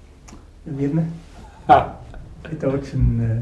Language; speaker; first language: Russian; non-native, learner; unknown